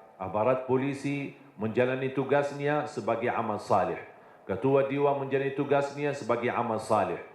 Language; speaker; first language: Indonesian; non-native, fluent; Arabic